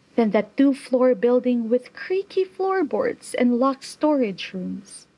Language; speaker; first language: English; non-native, local second language; Chavacano